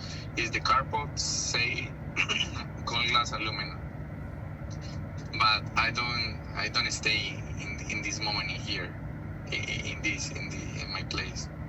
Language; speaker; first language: English; non-native, learner; Spanish